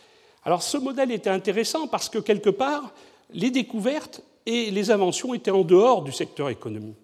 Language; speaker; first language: French; native; French